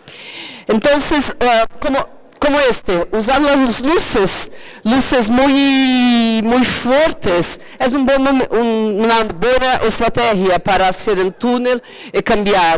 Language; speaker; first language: Spanish; non-native, fluent; Portuguese